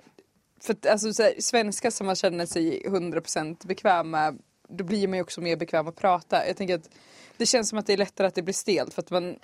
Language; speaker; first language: Swedish; native; Swedish